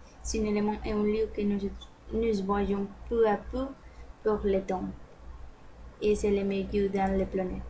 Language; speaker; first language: French; non-native, learner; Spanish